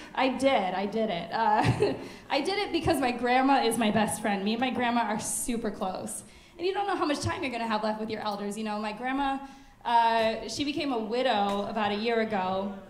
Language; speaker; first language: English; native; English